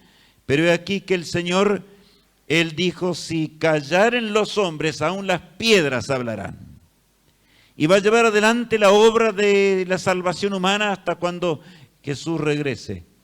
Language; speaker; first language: Spanish; native; Spanish